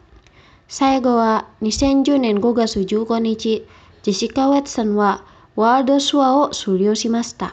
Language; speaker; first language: Japanese; non-native, fluent; Indonesian